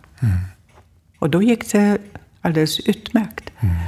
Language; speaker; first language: Swedish; non-native, fluent; German